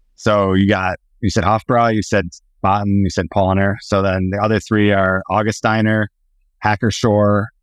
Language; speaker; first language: English; native; English